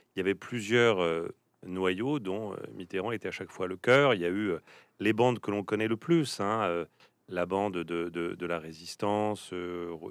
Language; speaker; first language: French; native; French